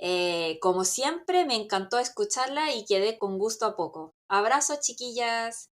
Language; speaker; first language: Spanish; non-native, local second language; Korean